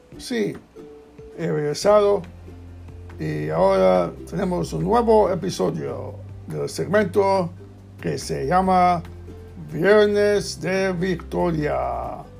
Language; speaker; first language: Spanish; non-native, learner; English